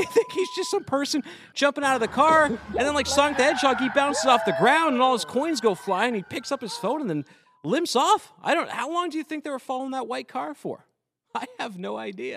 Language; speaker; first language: English; native; English